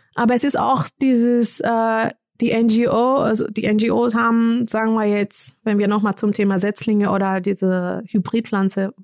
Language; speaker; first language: German; non-native, fluent; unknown